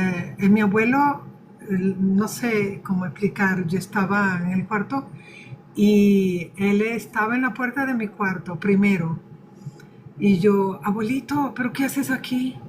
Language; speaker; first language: Spanish; early bilingual, other home language; Portuguese